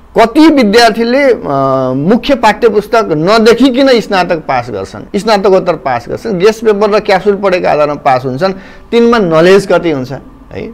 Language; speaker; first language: Nepali; native; Nepali